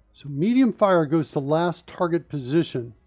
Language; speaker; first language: English; native; English